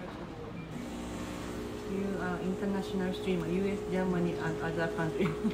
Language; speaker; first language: Japanese; native; Japanese